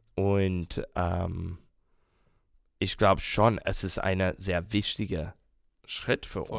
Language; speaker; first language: German; non-native, fluent; English